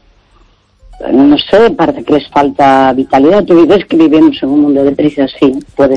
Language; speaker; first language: Spanish; native; Spanish